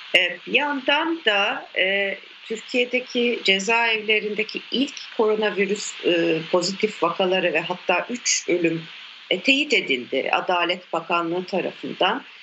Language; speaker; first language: Turkish; native; Turkish